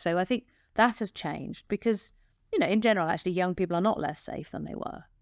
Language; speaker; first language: English; native; English